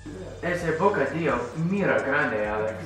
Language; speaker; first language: Spanish; non-native, learner; English